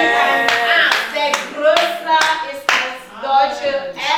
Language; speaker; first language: German; non-native, learner; French